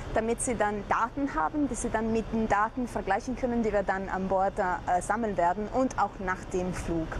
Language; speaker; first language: German; non-native, fluent; Italian